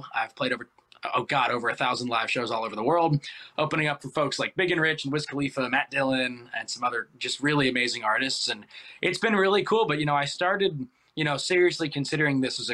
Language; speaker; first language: English; native; English